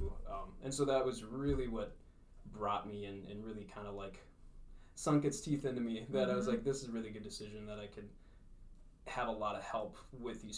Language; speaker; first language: English; native; English